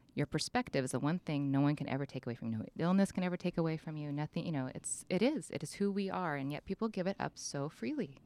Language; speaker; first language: English; native; English